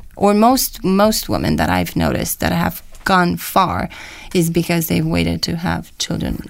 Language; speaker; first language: English; non-native, fluent; Romanian